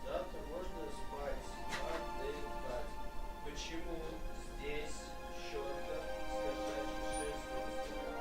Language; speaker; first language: Russian; native; Russian